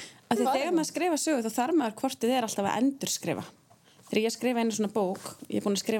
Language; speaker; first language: Icelandic; native; Icelandic